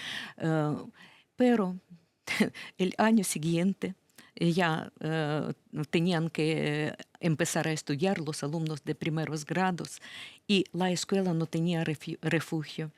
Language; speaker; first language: Spanish; non-native, fluent; Ukrainian